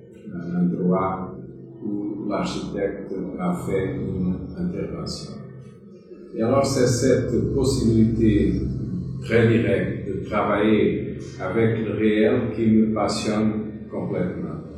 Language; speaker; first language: French; non-native, fluent; Portuguese